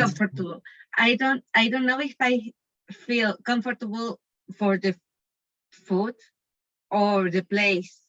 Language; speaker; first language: English; non-native, learner; Spanish